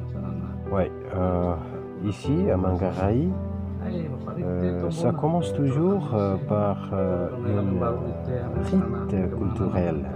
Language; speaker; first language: French; non-native, fluent; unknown